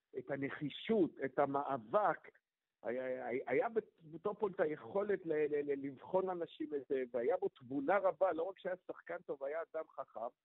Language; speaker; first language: Hebrew; native; Hebrew